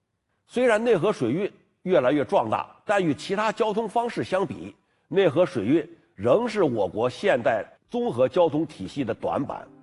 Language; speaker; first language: Chinese; native; Chinese